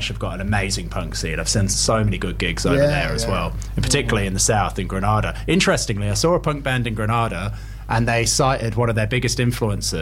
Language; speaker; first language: English; native; English